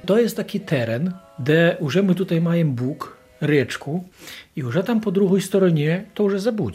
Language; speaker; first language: Polish; non-native, local second language; Ukrainian